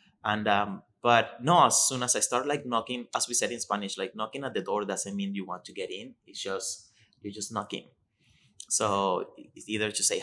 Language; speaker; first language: English; non-native, fluent; Spanish